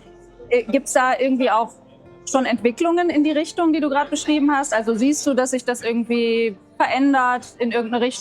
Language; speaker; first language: German; native; German